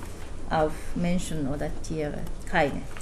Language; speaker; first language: German; non-native, fluent; Japanese